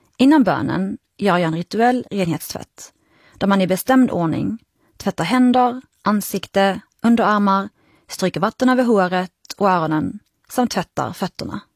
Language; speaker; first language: Swedish; early bilingual, other home language; Arabic